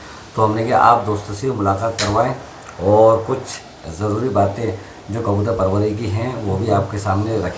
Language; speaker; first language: Hindi; native; Hindi